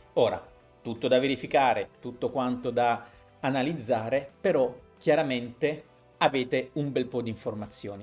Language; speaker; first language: Italian; native; Italian